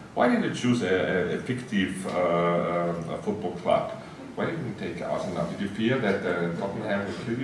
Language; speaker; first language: English; non-native, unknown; German